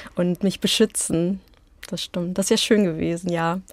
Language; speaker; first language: German; early bilingual, other home language; Russian